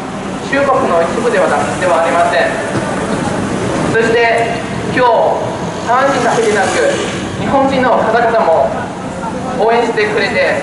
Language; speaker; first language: Japanese; non-native, learner; Chinese